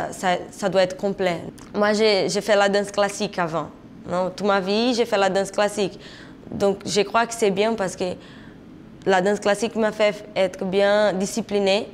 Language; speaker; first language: French; non-native, fluent; Portuguese